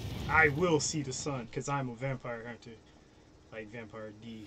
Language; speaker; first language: English; native; English